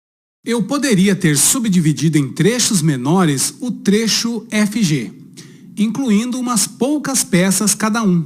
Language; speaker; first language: Portuguese; native; Portuguese